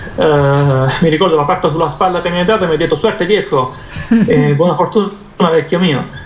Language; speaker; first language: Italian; native; Italian